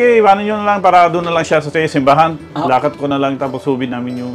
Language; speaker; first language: Filipino; non-native, learner; Punjabi